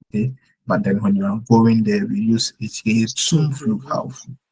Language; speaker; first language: German; non-native, fluent; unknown